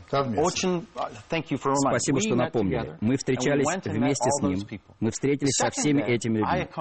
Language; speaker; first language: Russian; non-native, fluent; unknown